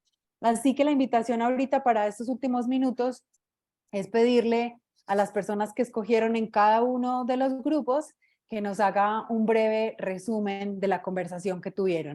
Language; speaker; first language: Spanish; native; Spanish